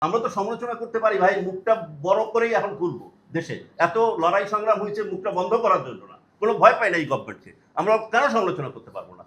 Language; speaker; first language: Bangla; non-native, local second language; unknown